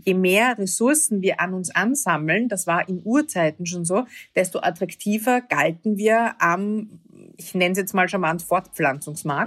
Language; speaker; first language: German; native; German